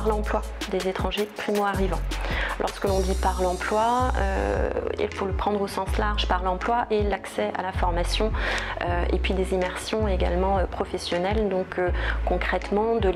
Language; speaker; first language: French; native; French